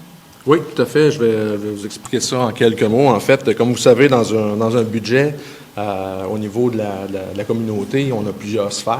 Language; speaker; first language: French; native; French